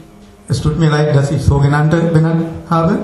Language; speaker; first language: German; non-native, learner; Tamil